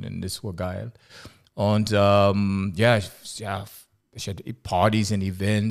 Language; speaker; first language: German; non-native, learner; English